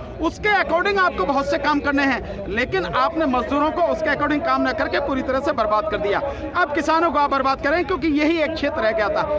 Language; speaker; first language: Hindi; native; Hindi